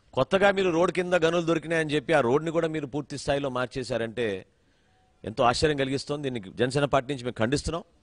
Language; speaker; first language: Telugu; native; Telugu